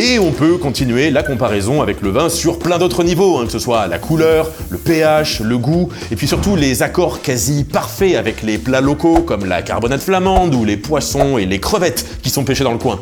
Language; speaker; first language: French; native; French